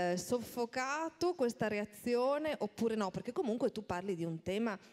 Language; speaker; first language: Italian; native; Italian